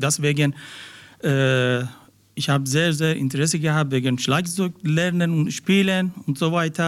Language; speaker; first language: German; non-native, learner; Persian